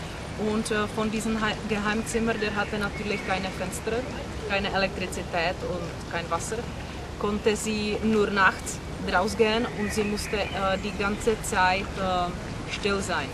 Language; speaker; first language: German; non-native, learner; Czech